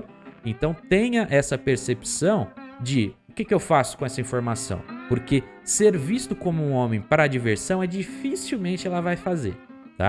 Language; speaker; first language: Portuguese; native; Portuguese